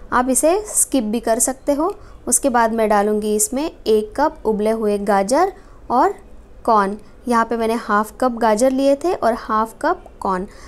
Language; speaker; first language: Hindi; non-native, local second language; Marathi